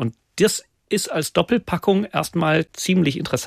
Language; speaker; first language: German; native; German